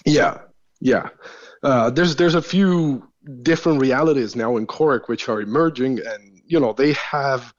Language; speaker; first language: English; non-native, fluent; Italian